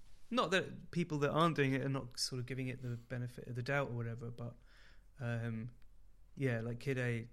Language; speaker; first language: English; native; English